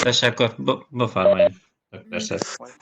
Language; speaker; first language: Persian; native; Persian